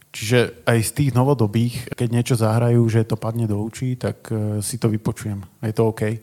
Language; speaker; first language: Slovak; native; Slovak